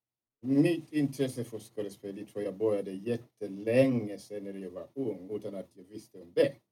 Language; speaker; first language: Swedish; non-native, fluent; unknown